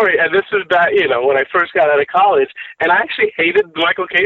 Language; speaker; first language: English; native; English